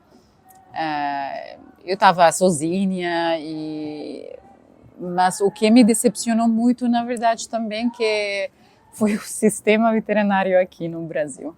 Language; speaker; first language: Portuguese; non-native, fluent; Arabic